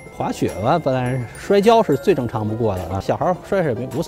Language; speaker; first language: Chinese; native; Chinese